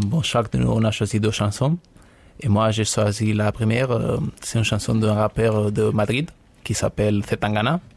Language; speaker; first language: French; non-native, fluent; Spanish